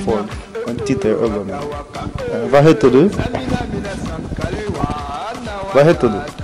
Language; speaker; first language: Swedish; non-native, fluent; Lingala